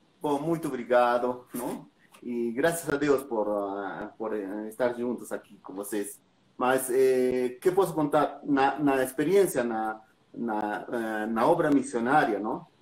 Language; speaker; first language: Portuguese; non-native, learner; Spanish